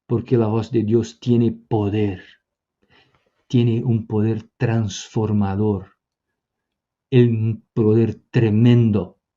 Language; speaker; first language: Spanish; non-native, fluent; Portuguese